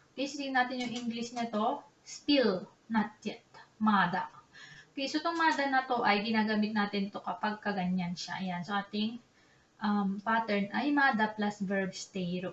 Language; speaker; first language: Filipino; native; Filipino